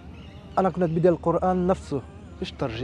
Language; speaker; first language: Arabic; non-native, learner; French